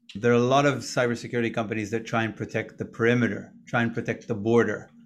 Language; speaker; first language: English; non-native, fluent; Hebrew